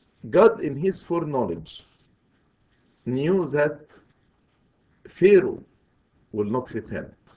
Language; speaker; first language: English; non-native, fluent; Arabic